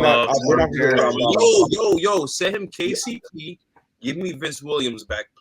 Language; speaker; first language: English; native; English